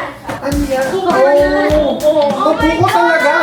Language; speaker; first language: Filipino; native; Filipino